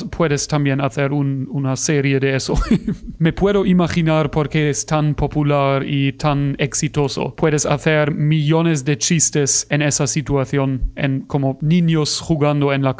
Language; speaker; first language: Spanish; non-native, fluent; German